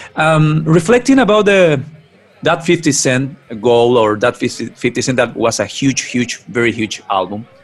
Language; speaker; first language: English; non-native, fluent; Spanish